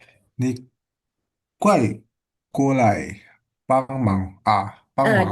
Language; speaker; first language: Chinese; non-native, learner; Indonesian